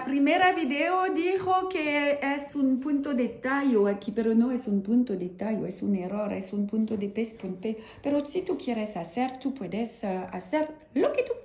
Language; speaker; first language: Spanish; non-native, learner; French